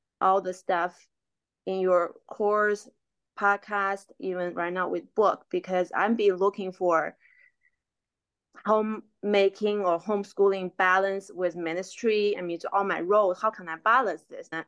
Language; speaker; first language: English; non-native, fluent; Chinese